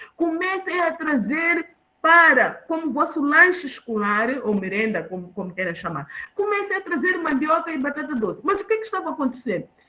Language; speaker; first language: Portuguese; non-native, local second language; Tsonga